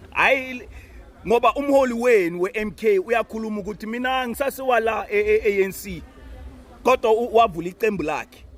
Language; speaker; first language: Zulu; non-native, local second language; Southern Sotho